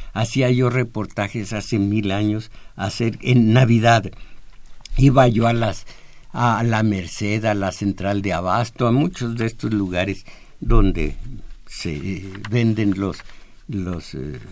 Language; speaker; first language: Spanish; native; Spanish